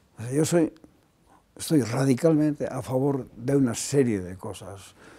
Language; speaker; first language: Spanish; non-native, local second language; Basque